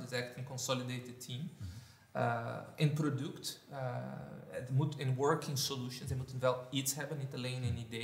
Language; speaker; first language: Dutch; non-native, fluent; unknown